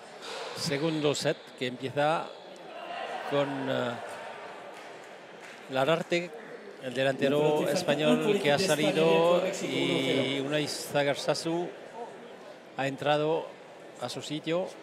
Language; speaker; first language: Spanish; non-native, fluent; French